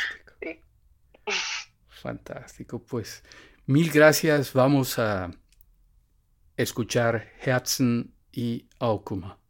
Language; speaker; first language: Spanish; native; Spanish